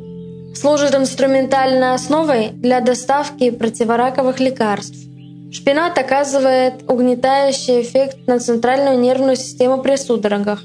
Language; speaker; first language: Russian; native; Russian